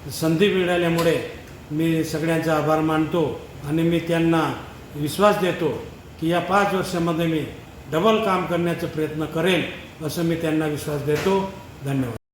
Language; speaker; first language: Marathi; non-native, local second language; Bhili